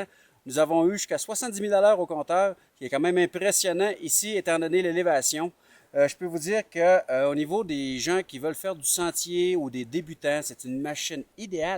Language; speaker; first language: French; native; French